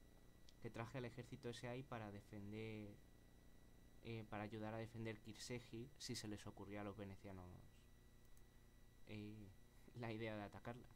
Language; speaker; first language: Spanish; native; Spanish